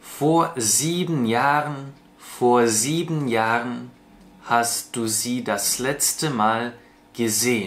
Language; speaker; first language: German; non-native, fluent; Russian